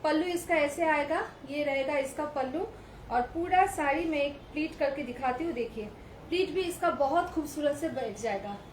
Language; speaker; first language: Hindi; non-native, local second language; Bangla